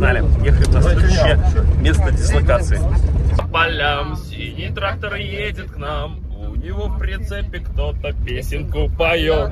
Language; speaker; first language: Russian; native; Russian